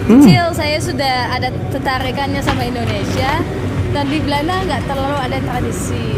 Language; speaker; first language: Indonesian; non-native, fluent; Dutch